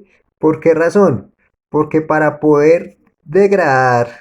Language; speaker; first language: Spanish; native; Spanish